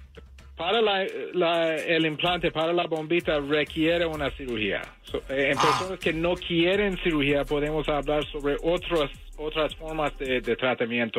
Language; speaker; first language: Spanish; early bilingual, heritage; English